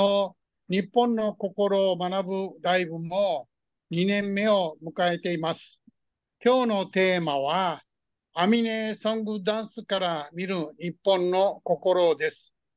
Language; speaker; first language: Japanese; early bilingual, heritage; Japanese